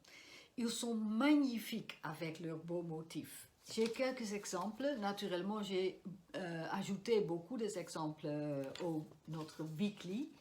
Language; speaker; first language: French; non-native, fluent; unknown